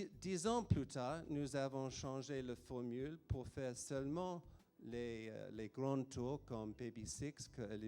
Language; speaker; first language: French; non-native, fluent; English